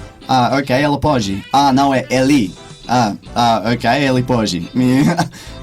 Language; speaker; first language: Portuguese; non-native, fluent; English